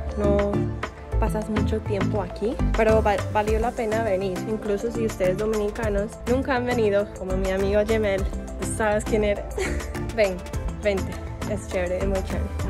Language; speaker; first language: Spanish; non-native, fluent; English